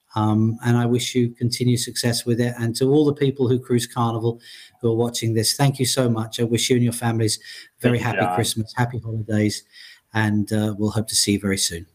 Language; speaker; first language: English; native; English